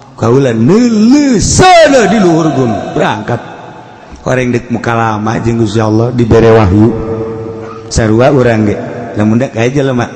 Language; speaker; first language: Sundanese; native; Sundanese